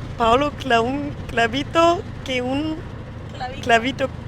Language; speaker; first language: Spanish; non-native, learner; German